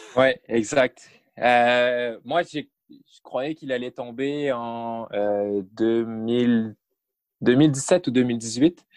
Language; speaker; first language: French; native; French